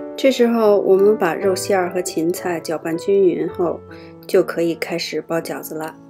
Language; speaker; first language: Chinese; native; Chinese